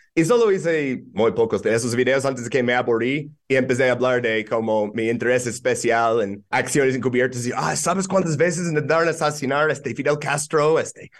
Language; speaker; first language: Spanish; non-native, fluent; English